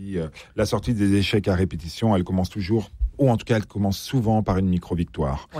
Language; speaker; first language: French; native; French